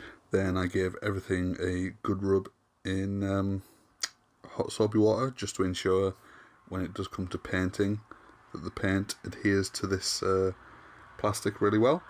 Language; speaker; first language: English; native; English